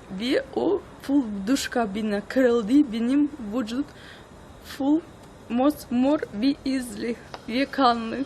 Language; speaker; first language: Turkish; non-native, learner; Russian